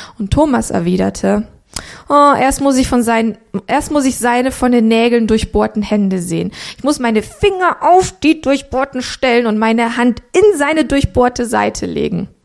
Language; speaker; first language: German; early bilingual, other home language; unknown